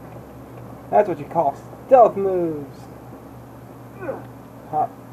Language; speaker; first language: English; native; English